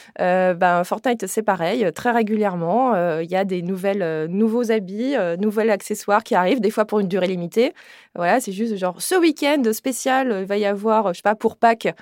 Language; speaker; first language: French; native; French